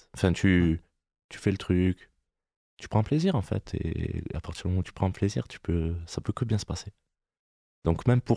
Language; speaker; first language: French; native; French